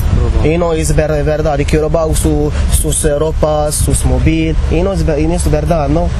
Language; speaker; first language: Spanish; non-native, learner; Arabic